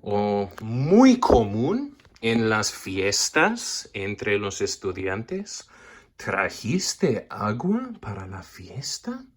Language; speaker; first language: Spanish; non-native, fluent; English